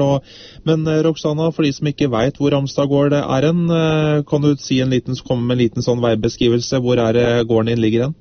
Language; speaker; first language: Norwegian; native; Norwegian